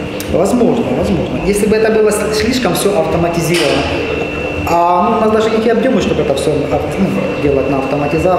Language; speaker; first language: Russian; native; Russian